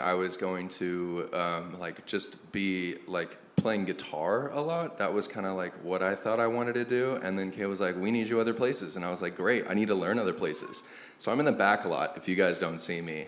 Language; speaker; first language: English; native; English